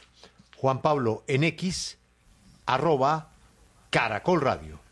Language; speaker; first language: Spanish; native; Spanish